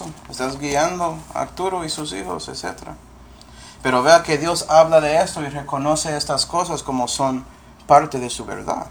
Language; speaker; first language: Spanish; non-native, fluent; English